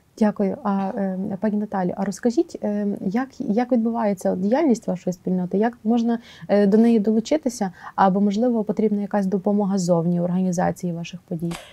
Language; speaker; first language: Ukrainian; native; Ukrainian